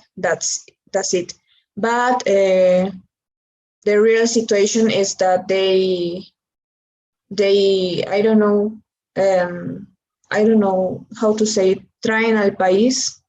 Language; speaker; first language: English; non-native, learner; Spanish